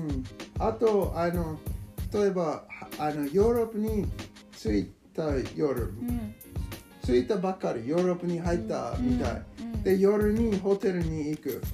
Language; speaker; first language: Japanese; non-native, learner; English